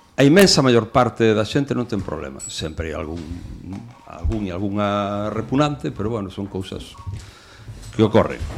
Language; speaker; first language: Galician; non-native, local second language; Spanish